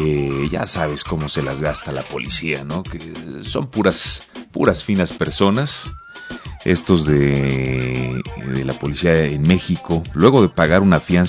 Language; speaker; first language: Spanish; native; Spanish